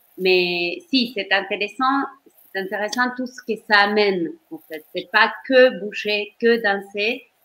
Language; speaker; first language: French; non-native, fluent; Spanish